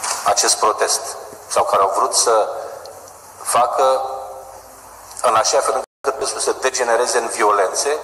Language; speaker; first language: Romanian; native; Romanian